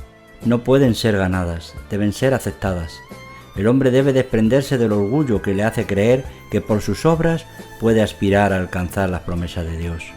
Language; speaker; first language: Spanish; native; Spanish